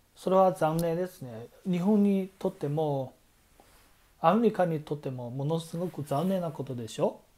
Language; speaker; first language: Japanese; non-native, fluent; Chinese